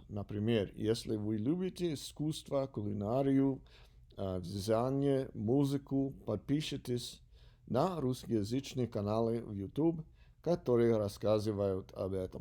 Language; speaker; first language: Russian; non-native, learner; English